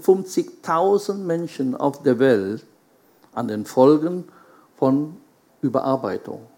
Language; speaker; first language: German; non-native, fluent; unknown